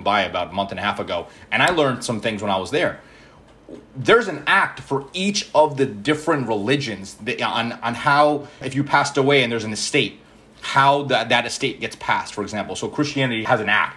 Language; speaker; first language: English; early bilingual, other home language; Malayalam